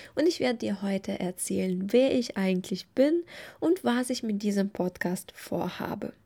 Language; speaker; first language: German; non-native, fluent; Russian